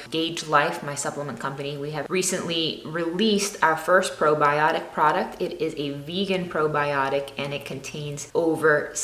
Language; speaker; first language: English; native; English